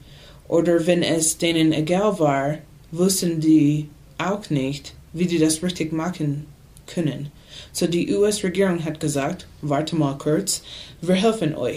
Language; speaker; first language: German; non-native, learner; English